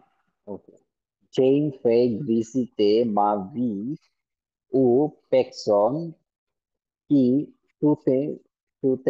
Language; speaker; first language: French; non-native, learner; Bangla